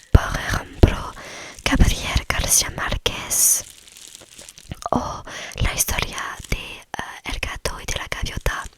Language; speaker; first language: Spanish; non-native, learner; French